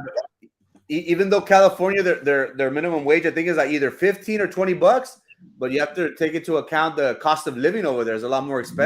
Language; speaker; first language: English; early bilingual, other home language; Spanish